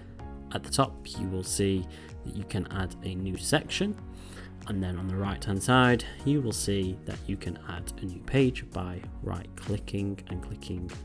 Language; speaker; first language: English; native; English